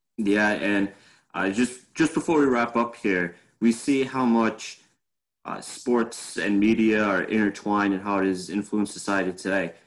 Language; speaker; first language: English; native; English